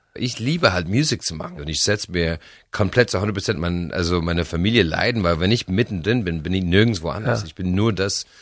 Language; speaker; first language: German; non-native, fluent; English